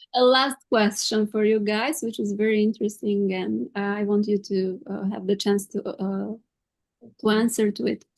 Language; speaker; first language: English; non-native, fluent; Albanian